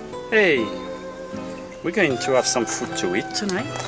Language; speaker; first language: English; non-native, learner; French